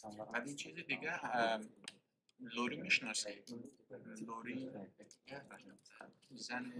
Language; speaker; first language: Persian; non-native, learner; Kurdish